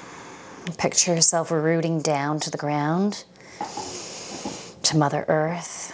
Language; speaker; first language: English; native; English